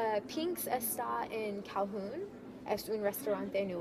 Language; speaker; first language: Spanish; non-native, learner; English